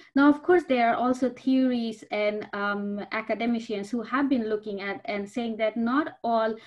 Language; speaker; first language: English; non-native, local second language; Bangla